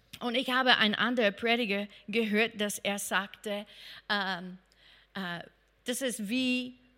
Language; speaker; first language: German; non-native, fluent; English